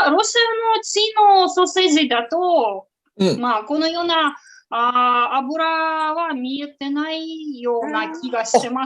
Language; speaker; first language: Japanese; non-native, fluent; Russian